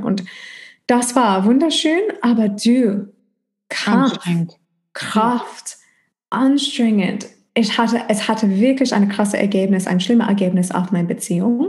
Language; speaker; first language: German; non-native, fluent; English